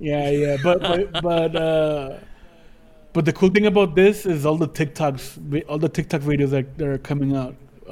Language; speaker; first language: English; early bilingual, other home language; Spanish